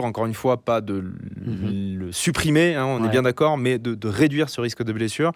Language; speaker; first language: French; native; French